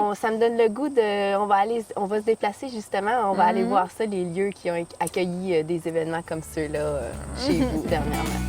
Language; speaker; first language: French; native; French